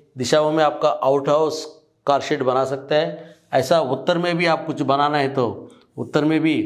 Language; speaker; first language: Hindi; non-native, local second language; Telugu